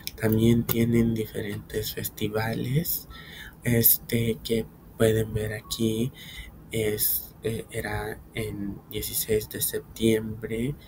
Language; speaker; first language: Spanish; early bilingual, heritage; Spanish